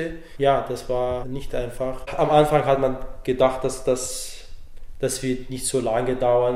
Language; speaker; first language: German; non-native, fluent; Arabic